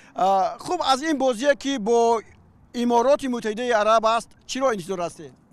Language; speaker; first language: Tajik; native; Tajik